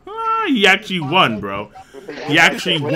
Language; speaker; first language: English; native; English